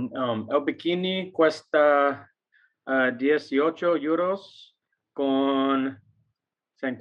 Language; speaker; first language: Spanish; non-native, learner; English